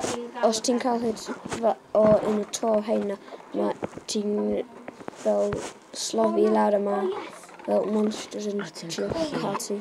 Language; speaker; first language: Welsh; native; Welsh